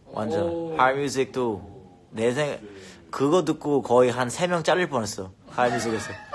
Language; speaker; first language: Korean; early bilingual, heritage; Korean